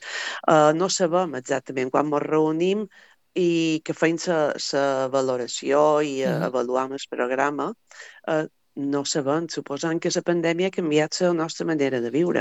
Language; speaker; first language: Catalan; native; Catalan